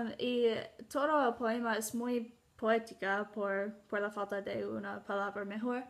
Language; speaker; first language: Spanish; non-native, learner; English